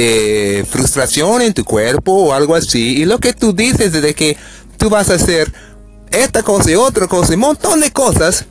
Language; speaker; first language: Spanish; non-native, fluent; English